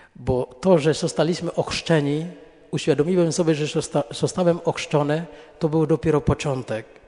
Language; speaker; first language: Polish; non-native, fluent; Indonesian